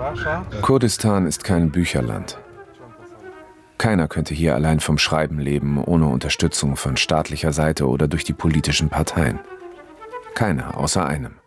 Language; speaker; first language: German; native; German